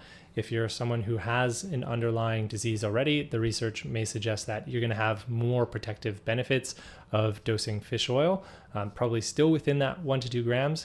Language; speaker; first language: English; native; English